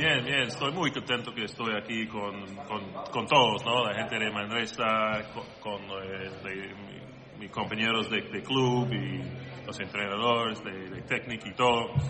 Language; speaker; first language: Spanish; non-native, learner; English